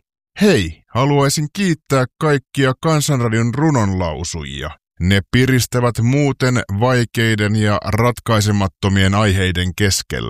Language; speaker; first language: Finnish; native; Finnish